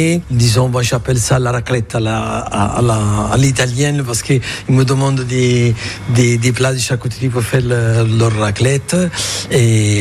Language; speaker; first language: French; non-native, fluent; Italian